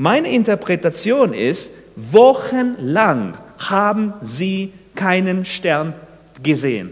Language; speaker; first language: German; non-native, fluent; Spanish